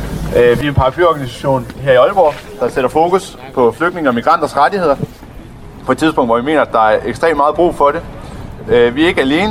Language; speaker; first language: Danish; native; Danish